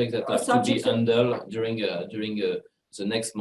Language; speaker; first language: English; non-native, fluent; French